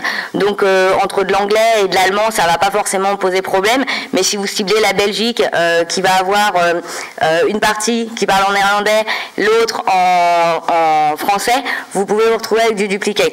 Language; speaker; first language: French; native; French